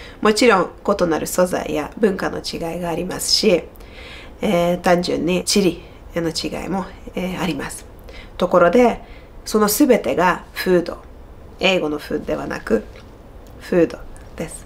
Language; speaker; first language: Japanese; non-native, fluent; Hungarian